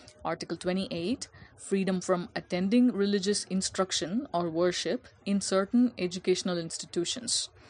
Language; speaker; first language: English; non-native, local second language; Tamil